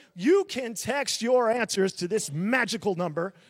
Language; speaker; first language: English; native; English